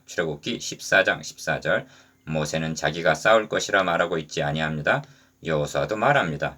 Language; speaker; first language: Korean; native; Korean